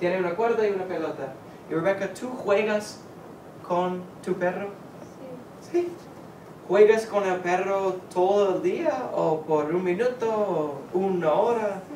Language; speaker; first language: Spanish; non-native, fluent; English